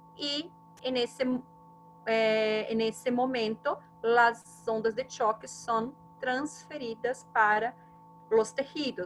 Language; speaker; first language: Spanish; non-native, fluent; Portuguese